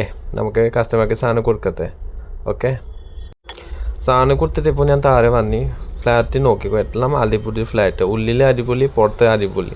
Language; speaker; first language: Malayalam; non-native, learner; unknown